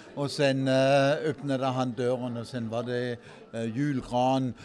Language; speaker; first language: Swedish; non-native, fluent; German